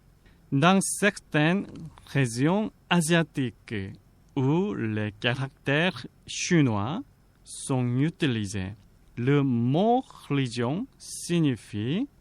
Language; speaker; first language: French; non-native, fluent; Korean